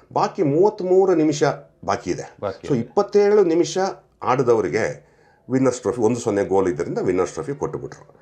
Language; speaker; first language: Kannada; non-native, local second language; Kodava